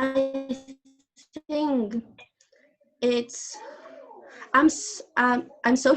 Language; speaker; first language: English; non-native, learner; Portuguese